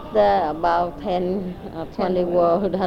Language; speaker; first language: English; non-native, learner; Vietnamese